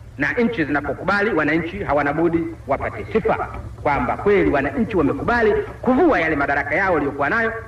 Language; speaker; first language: Swahili; non-native, local second language; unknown